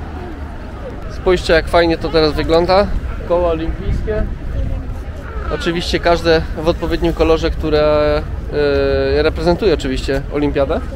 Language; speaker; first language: Polish; native; Polish